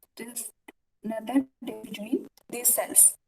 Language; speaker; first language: English; non-native, local second language; Malayalam